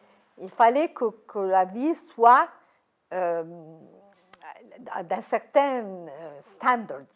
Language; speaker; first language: French; non-native, fluent; Arabic